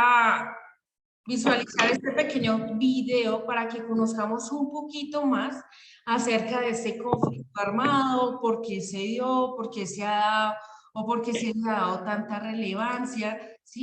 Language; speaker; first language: Spanish; native; Spanish